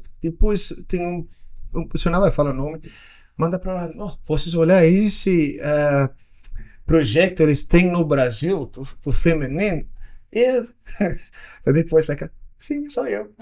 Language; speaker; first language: Portuguese; non-native, learner; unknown